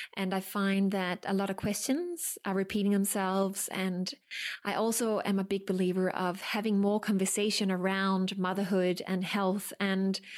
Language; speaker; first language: English; non-native, fluent; Danish